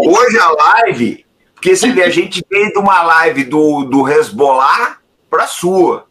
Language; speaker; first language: Portuguese; native; Portuguese